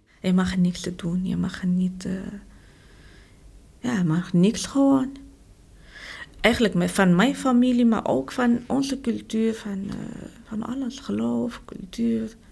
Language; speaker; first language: Dutch; non-native, learner; Arabic